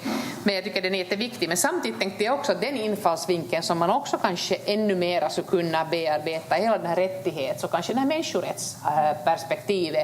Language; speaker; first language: Swedish; native; Swedish